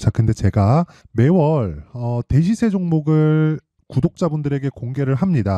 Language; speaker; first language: Korean; native; Korean